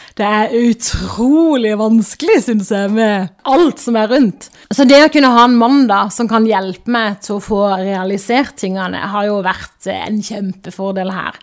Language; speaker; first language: Norwegian; native; Norwegian